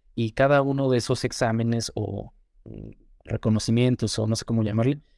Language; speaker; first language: Spanish; native; Spanish